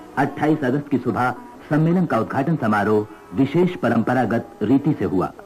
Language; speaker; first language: Hindi; native; Hindi